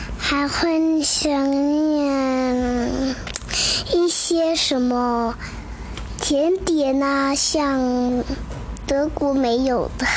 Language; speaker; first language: Chinese; early bilingual, heritage; Chinese